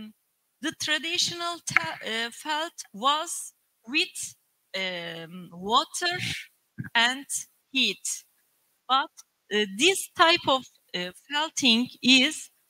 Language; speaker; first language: English; non-native, learner; Turkish